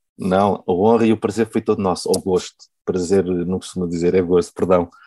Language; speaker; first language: Portuguese; native; Portuguese